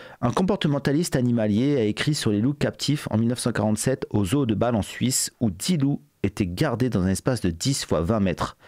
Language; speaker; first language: French; native; French